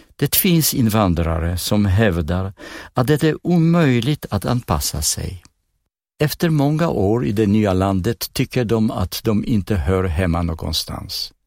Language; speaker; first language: Swedish; non-native, fluent; Polish